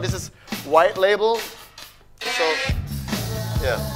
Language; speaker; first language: English; non-native, fluent; German